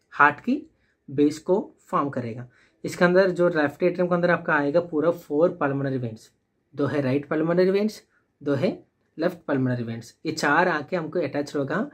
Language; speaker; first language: Hindi; non-native, local second language; Telugu